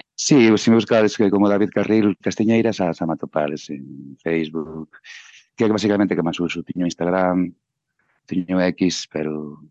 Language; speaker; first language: Galician; native; Galician